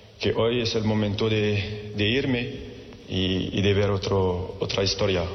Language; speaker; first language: Spanish; non-native, fluent; French